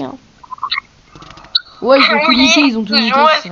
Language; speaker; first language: French; native; French